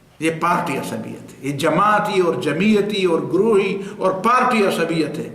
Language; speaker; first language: Urdu; non-native, local second language; Pashto